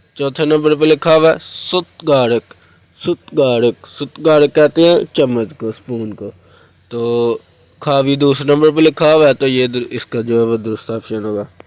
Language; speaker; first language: Urdu; non-native, local second language; Punjabi